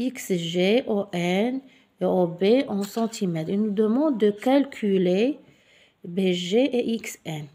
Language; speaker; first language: French; non-native, local second language; Arabic